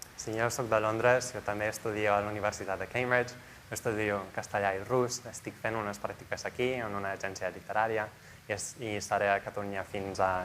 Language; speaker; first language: Catalan; non-native, fluent; English